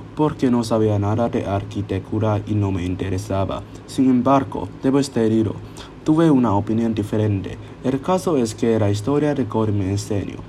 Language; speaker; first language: Spanish; non-native, learner; Chinese